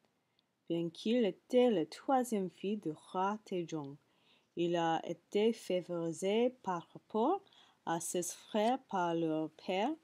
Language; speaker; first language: French; non-native, learner; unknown